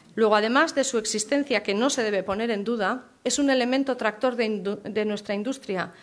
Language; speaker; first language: Spanish; native; Spanish